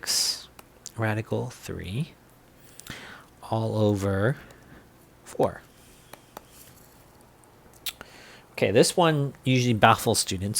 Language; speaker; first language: English; native; English